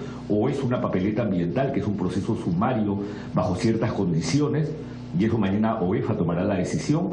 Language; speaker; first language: Spanish; native; Spanish